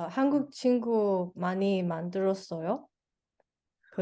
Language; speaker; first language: Korean; non-native, learner; English